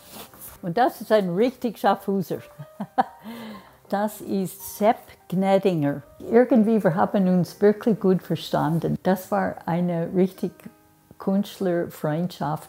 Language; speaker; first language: German; non-native, fluent; English